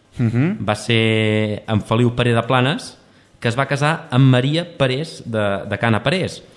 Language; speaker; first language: Catalan; native; Catalan